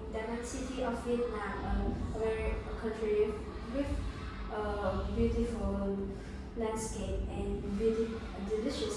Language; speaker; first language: English; non-native, learner; Vietnamese